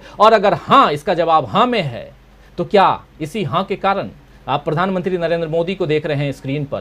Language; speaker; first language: Hindi; native; Hindi